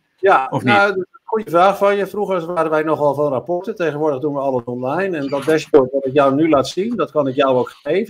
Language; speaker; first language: Dutch; native; Dutch